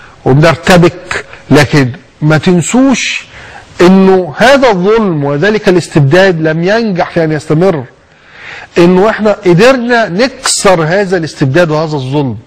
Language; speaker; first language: Arabic; native; Arabic